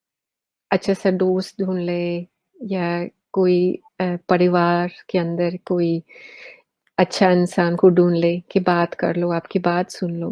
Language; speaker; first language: Hindi; early bilingual, heritage; English